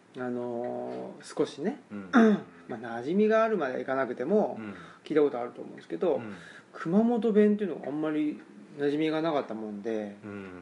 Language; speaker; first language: Japanese; native; Japanese